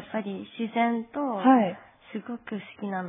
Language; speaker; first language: Japanese; non-native, fluent; English